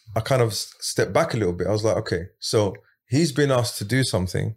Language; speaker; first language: English; early bilingual, other home language; Arabic